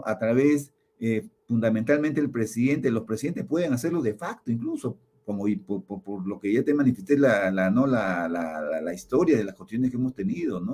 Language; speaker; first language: Spanish; native; Spanish